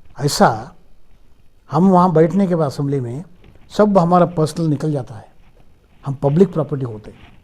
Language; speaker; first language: Hindi; non-native, local second language; Marathi